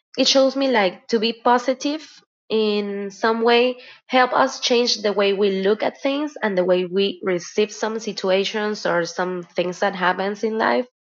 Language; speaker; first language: English; non-native, fluent; Spanish